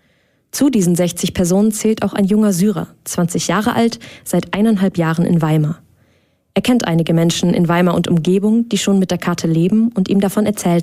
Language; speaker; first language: German; native; German